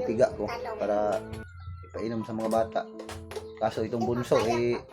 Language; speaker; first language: Filipino; non-native, local second language; Cebuano